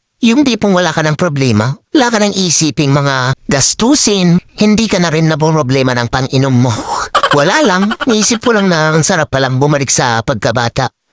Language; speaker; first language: Filipino; non-native, local second language; Iloko